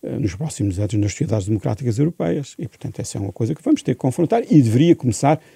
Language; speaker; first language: Portuguese; native; Portuguese